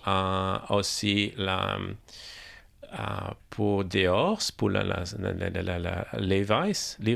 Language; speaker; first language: French; non-native, learner; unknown